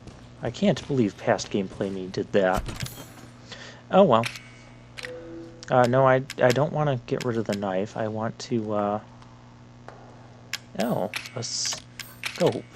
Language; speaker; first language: English; native; English